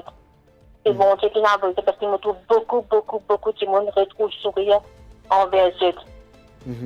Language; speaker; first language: French; non-native, local second language; Morisyen